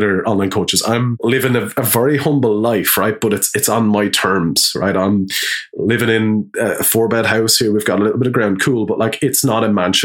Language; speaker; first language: English; native; English